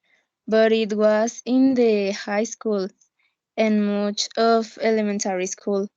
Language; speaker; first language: English; non-native, learner; Spanish